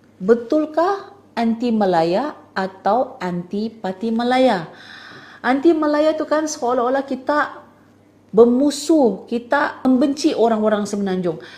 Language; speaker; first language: Malay; native; Malay